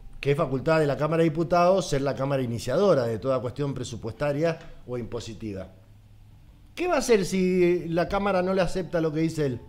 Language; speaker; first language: Spanish; native; Spanish